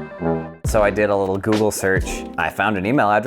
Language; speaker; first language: English; native; English